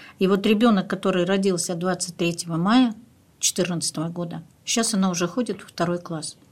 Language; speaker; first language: Russian; native; Russian